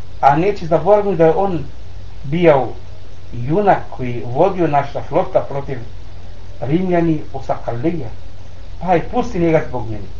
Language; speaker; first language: Bosnian; non-native, learner; Arabic